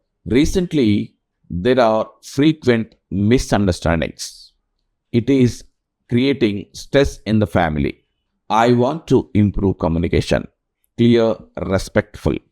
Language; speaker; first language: English; non-native, local second language; Telugu